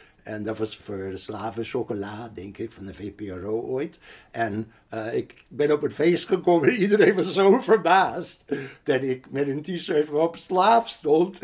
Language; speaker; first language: Dutch; non-native, fluent; English